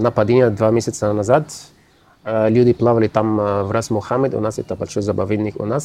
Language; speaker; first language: Russian; non-native, learner; Arabic